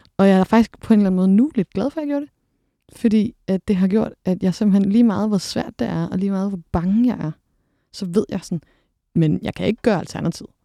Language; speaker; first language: Danish; native; Danish